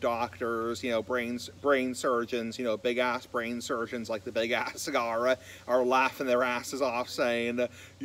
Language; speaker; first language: English; native; English